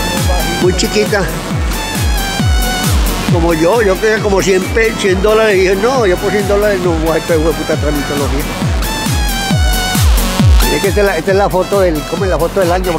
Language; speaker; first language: Spanish; native; Spanish